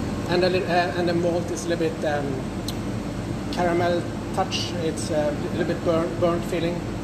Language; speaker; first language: English; non-native, fluent; Swedish